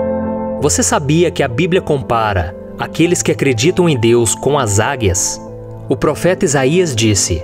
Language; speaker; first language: Portuguese; native; Portuguese